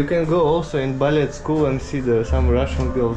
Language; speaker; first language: English; non-native, learner; Russian